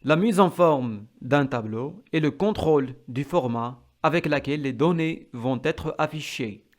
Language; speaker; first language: French; non-native, local second language; Arabic